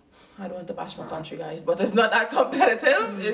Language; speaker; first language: English; native; English